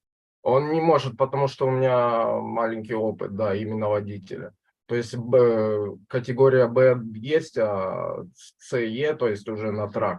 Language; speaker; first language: Russian; non-native, local second language; Ukrainian